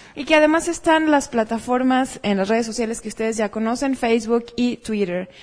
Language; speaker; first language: Spanish; native; Spanish